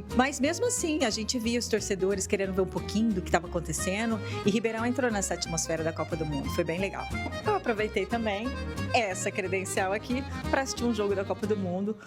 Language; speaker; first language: Portuguese; native; Portuguese